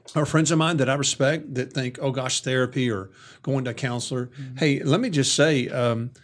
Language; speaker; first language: English; native; English